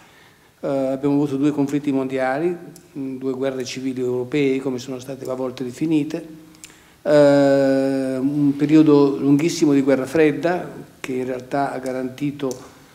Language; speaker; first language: Italian; native; Italian